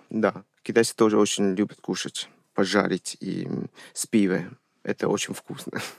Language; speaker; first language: Russian; non-native, fluent; Chinese